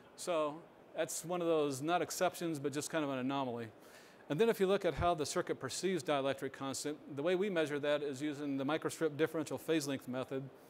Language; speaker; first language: English; native; English